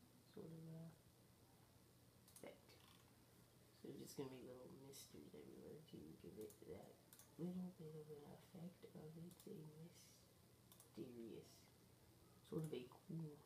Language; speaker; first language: English; native; English